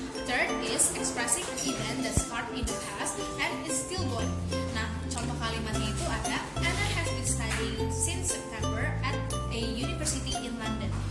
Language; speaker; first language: English; non-native, learner; Indonesian